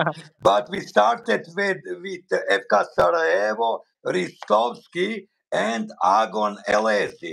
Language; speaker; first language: English; non-native, learner; Bosnian